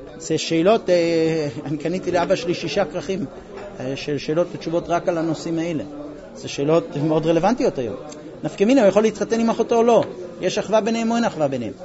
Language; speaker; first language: Hebrew; non-native, fluent; English